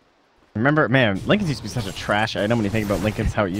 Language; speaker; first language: English; native; English